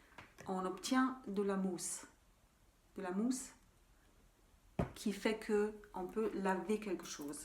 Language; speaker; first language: French; non-native, fluent; German